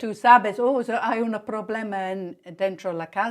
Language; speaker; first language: Spanish; non-native, learner; English